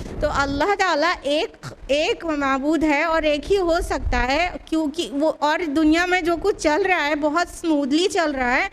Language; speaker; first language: Urdu; native; Urdu